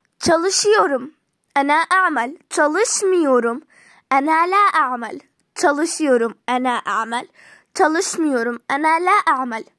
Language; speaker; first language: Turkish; non-native, fluent; Arabic